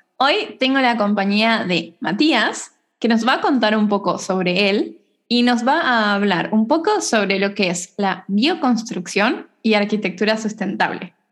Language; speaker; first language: Spanish; native; Spanish